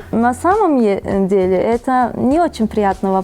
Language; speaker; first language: Russian; non-native, fluent; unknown